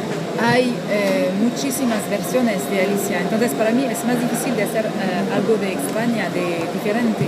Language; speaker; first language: Spanish; non-native, learner; French